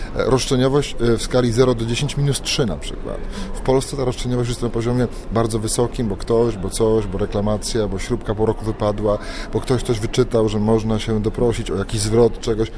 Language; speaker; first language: Polish; native; Polish